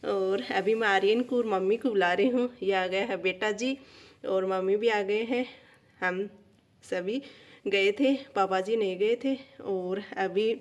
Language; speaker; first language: Hindi; native; Hindi